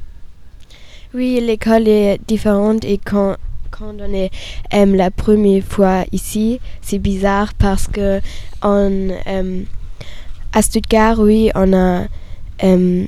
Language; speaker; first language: French; non-native, learner; German